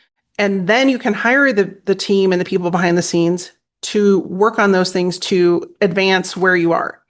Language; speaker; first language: English; native; English